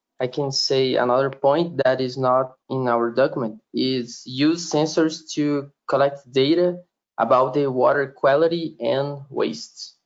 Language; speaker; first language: English; non-native, learner; Portuguese